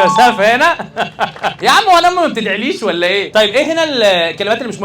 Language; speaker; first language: Arabic; native; Arabic